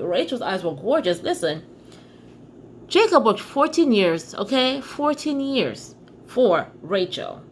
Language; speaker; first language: English; native; English